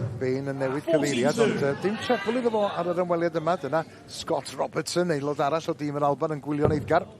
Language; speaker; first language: Welsh; native; Welsh